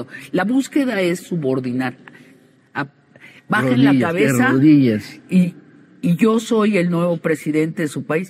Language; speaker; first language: Spanish; native; Spanish